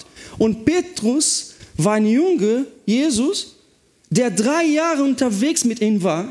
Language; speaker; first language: German; non-native, fluent; Portuguese